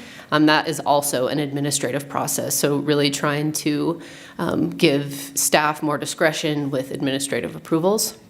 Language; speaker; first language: English; native; English